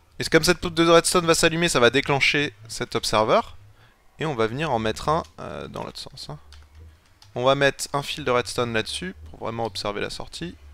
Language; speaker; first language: French; native; French